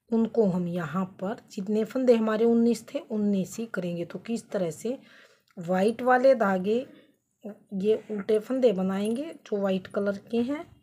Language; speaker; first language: Hindi; native; Hindi